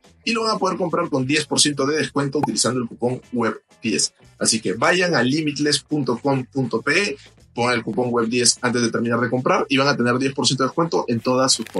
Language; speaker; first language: Spanish; native; Spanish